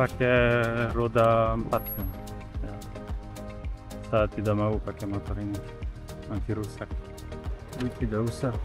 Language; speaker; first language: Indonesian; non-native, fluent; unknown